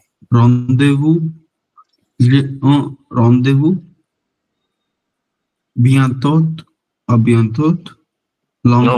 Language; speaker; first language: French; non-native, learner; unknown